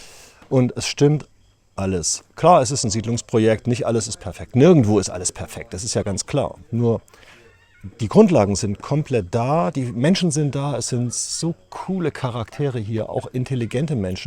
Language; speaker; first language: German; native; German